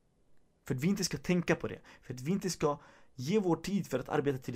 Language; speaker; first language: Swedish; early bilingual, other home language; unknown